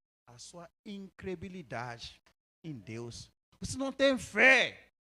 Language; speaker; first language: Portuguese; non-native, learner; Yoruba